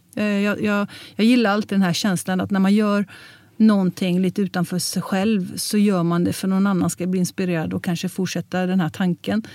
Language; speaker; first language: Swedish; early bilingual, heritage; Swedish